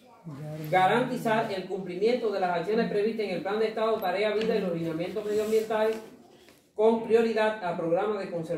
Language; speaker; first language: Spanish; native; Spanish